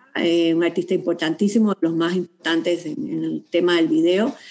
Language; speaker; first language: Spanish; native; Spanish